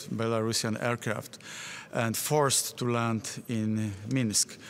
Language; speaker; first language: English; non-native, fluent; Polish